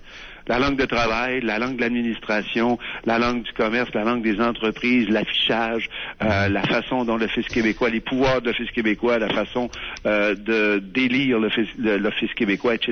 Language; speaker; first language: French; native; French